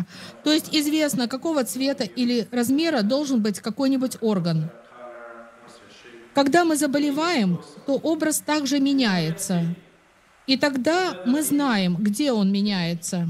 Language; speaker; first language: Russian; native; Russian